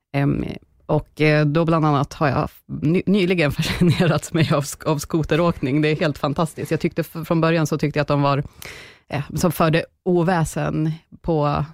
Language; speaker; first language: Swedish; native; Swedish